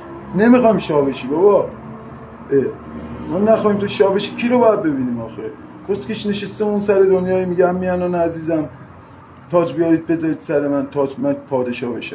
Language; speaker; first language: Persian; native; Persian